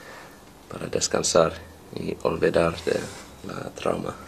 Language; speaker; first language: Spanish; non-native, learner; English